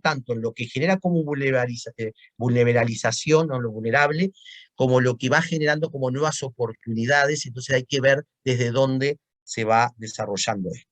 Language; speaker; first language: Spanish; native; Spanish